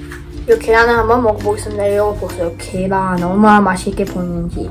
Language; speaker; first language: Korean; early bilingual, other home language; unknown